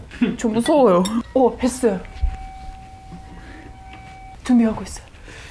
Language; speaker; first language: Korean; non-native, learner; Russian